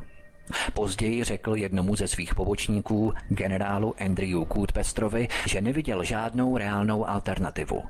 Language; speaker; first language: Czech; native; Czech